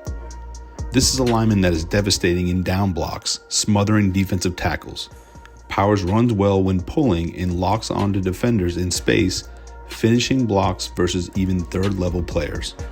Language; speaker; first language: English; native; English